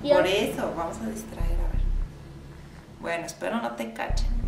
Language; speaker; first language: Spanish; native; Spanish